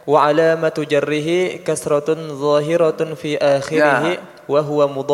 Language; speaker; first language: Arabic; non-native, learner; Indonesian